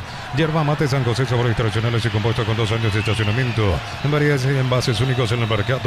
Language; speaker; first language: Spanish; native; Spanish